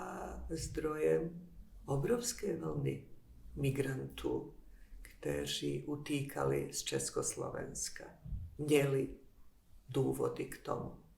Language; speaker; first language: Czech; non-native, fluent; Bosnian